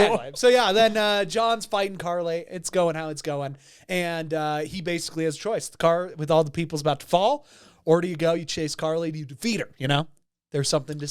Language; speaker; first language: English; native; English